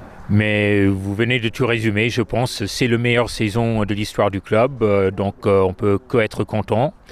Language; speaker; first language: French; native; French